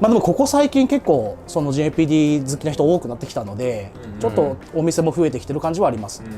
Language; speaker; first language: Japanese; native; Japanese